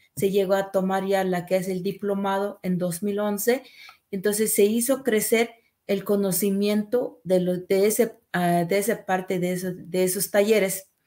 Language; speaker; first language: Spanish; non-native, local second language; Tzeltal